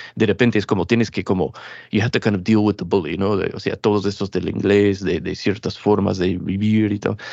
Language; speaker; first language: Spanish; non-native, fluent; English